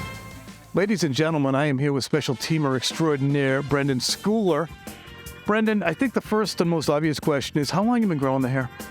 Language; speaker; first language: English; native; English